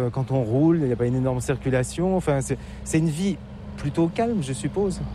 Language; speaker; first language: French; native; French